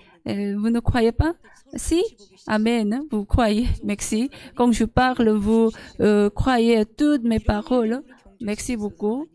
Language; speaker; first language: French; non-native, learner; Korean